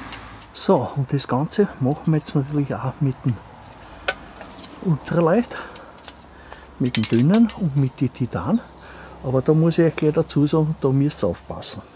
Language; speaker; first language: German; native; German